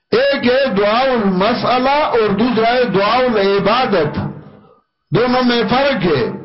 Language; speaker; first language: Urdu; non-native, local second language; Pashto